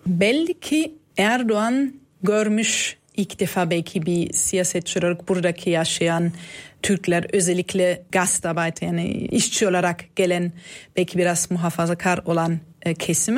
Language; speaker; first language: Turkish; non-native, fluent; German